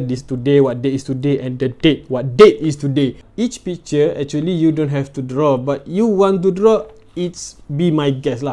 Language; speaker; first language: English; non-native, local second language; Malay